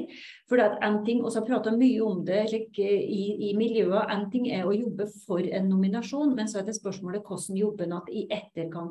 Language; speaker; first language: Norwegian; native; Norwegian